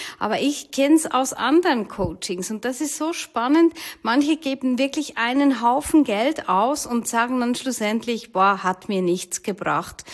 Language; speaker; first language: German; native; German